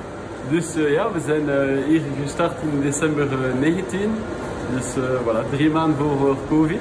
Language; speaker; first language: Dutch; non-native, local second language; French